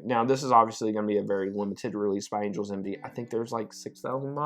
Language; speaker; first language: English; native; English